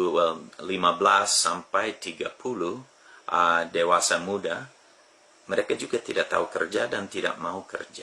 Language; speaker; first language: Indonesian; non-native, fluent; English